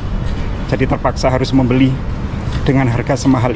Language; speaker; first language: Indonesian; native; Indonesian